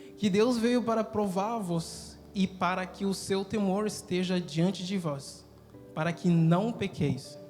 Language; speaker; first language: Portuguese; non-native, fluent; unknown